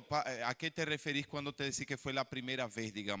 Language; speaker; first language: Spanish; native; Spanish